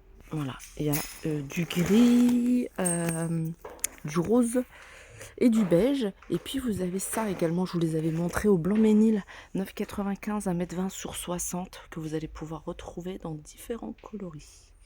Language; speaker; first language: French; native; French